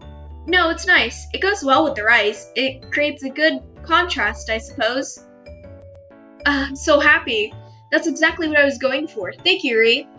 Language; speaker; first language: English; native; English